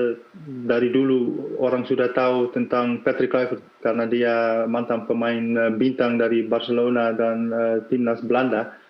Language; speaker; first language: Indonesian; non-native, fluent; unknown